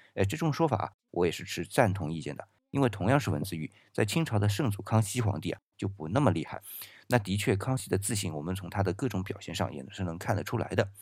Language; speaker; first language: Chinese; native; Chinese